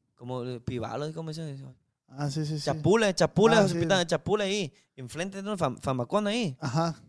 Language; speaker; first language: Spanish; non-native, fluent; Chinese